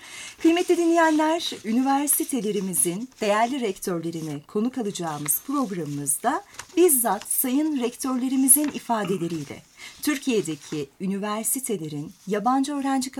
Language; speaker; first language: Turkish; native; Turkish